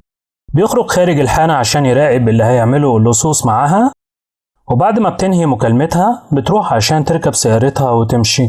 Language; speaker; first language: Arabic; native; Arabic